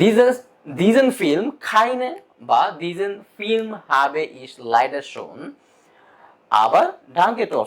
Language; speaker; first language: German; non-native, fluent; Bangla